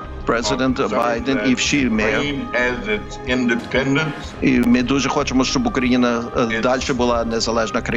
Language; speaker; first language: Ukrainian; early bilingual, heritage; Ukrainian